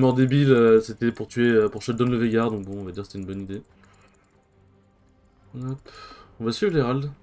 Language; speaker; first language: French; native; French